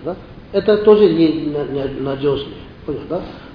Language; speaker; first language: Russian; non-native, learner; Tibetan